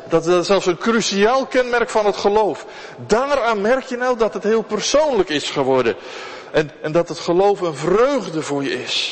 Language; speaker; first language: Dutch; native; Dutch